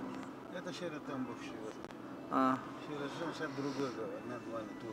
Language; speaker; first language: Russian; non-native, local second language; Uzbek